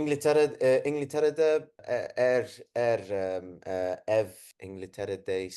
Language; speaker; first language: Turkish; non-native, learner; Arabic